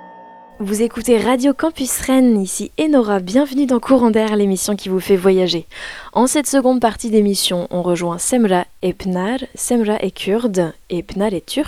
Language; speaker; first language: French; native; French